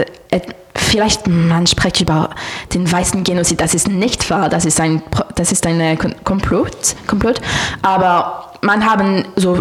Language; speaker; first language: German; non-native, learner; French